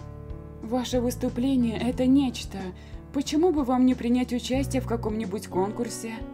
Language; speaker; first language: Russian; native; Russian